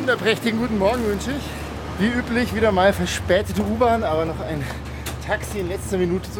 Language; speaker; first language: German; native; German